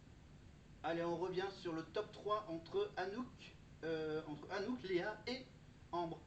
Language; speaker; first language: French; native; French